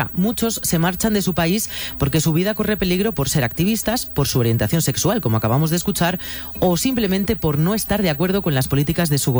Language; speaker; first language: Spanish; native; Spanish